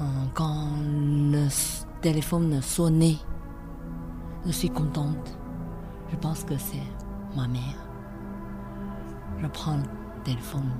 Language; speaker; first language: French; non-native, learner; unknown